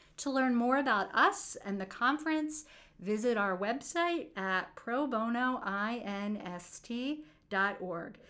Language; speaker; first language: English; native; English